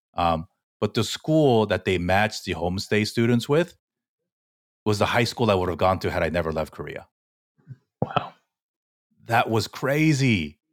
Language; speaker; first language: English; early bilingual, other home language; Korean